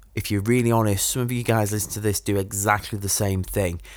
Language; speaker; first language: English; native; English